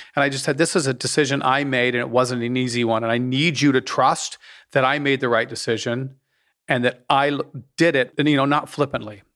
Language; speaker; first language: English; native; English